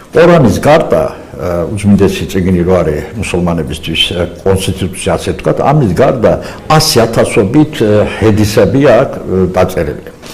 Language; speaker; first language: Georgian; non-native, local second language; Azerbaijani